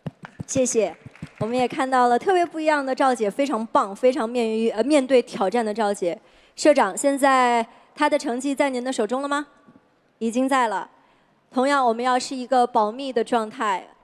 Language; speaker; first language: Chinese; native; Chinese